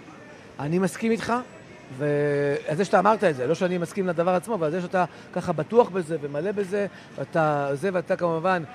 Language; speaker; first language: Hebrew; native; Hebrew